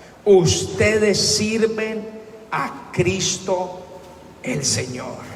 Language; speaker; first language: Spanish; native; Spanish